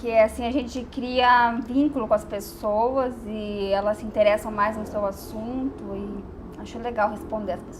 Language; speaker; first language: Portuguese; native; Portuguese